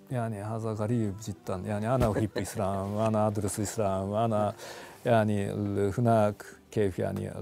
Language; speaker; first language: Arabic; non-native, fluent; Japanese